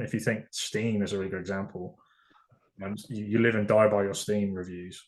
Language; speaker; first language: English; native; English